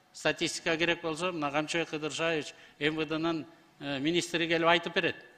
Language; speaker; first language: Kyrgyz; native; Kyrgyz